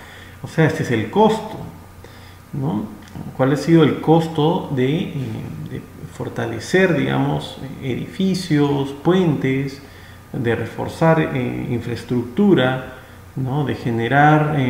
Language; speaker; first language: Spanish; native; Spanish